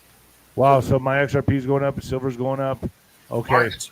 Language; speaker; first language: English; native; English